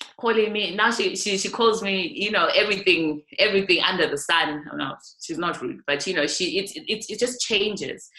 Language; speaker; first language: English; non-native, local second language; North Ndebele